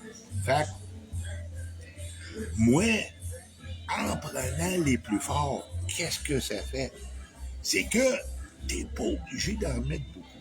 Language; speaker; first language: French; native; French